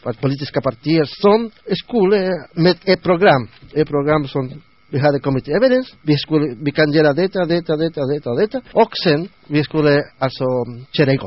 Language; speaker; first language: Swedish; non-native, learner; Spanish